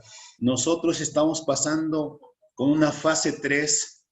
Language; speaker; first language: Spanish; native; Spanish